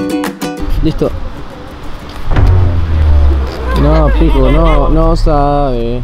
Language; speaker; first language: Spanish; native; Spanish